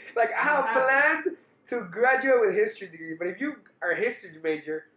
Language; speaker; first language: English; early bilingual, other home language; Spanish